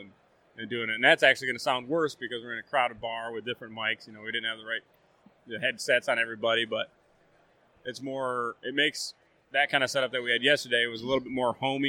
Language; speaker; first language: English; native; English